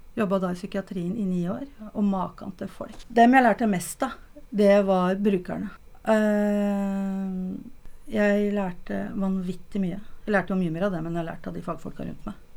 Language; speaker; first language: Norwegian; native; Norwegian